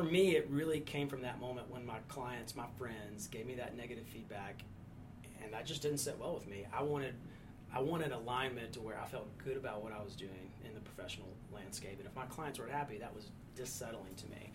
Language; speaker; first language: English; native; English